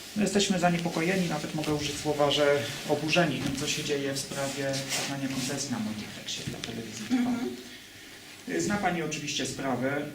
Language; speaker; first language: Polish; native; Polish